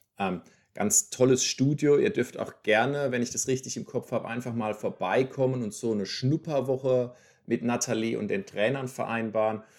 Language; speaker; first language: German; native; German